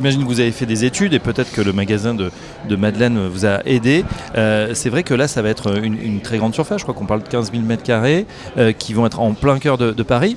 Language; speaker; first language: French; native; French